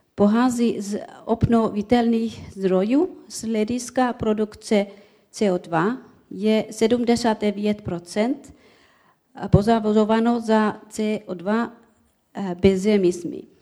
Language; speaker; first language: Czech; non-native, learner; Finnish